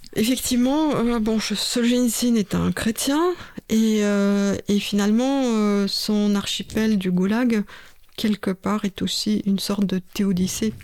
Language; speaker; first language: French; non-native, fluent; Russian